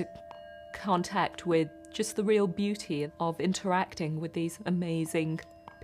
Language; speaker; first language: English; non-native, local second language; Gujarati